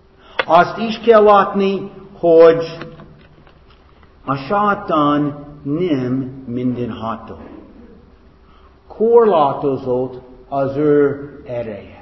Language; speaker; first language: Hungarian; non-native, fluent; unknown